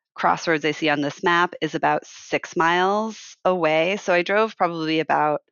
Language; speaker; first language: English; native; English